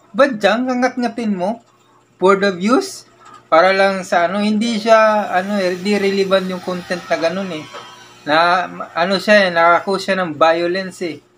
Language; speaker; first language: Filipino; non-native, local second language; Cebuano